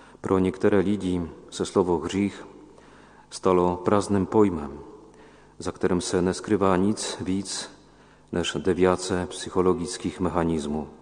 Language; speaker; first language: Czech; non-native, fluent; Polish